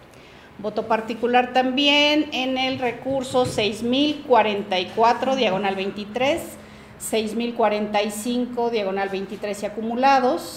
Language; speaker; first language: Spanish; native; Spanish